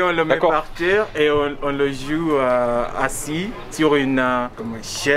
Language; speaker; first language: French; non-native, fluent; Luo (Kenya and Tanzania)